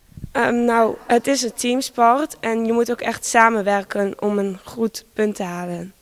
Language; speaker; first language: Dutch; native; Dutch